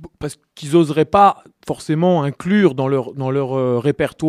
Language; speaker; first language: French; native; French